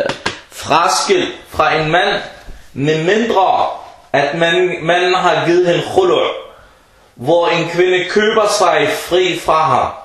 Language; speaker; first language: Danish; early bilingual, other home language; Arabic